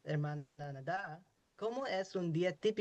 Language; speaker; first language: Spanish; non-native, learner; English